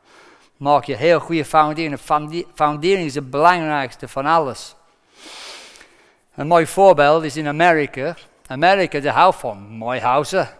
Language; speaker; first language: Dutch; non-native, fluent; English